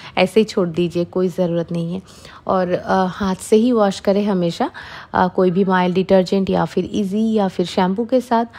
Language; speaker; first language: Hindi; non-native, local second language; Bangla